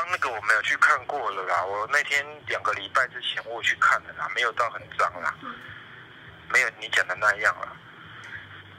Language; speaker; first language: Chinese; native; Chinese